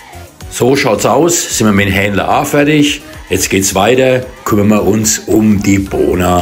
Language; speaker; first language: German; native; German